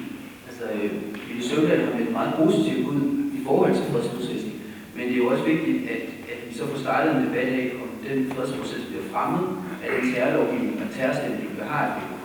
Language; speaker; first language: Danish; native; Danish